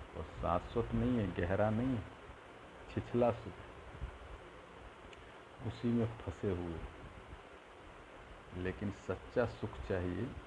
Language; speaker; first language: Hindi; native; Hindi